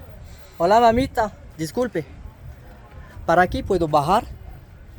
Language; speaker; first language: Spanish; non-native, learner; French